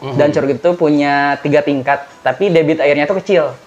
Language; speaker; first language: Indonesian; native; Indonesian